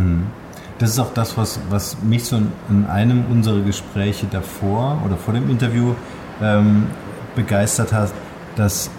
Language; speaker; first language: German; native; German